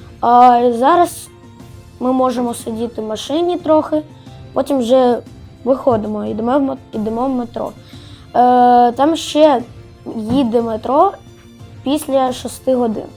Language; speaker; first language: Ukrainian; non-native, local second language; Russian